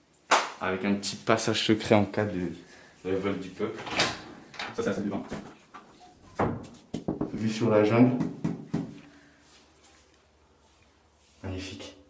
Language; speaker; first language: French; native; French